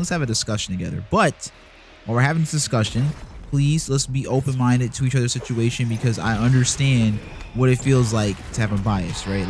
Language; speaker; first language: English; native; English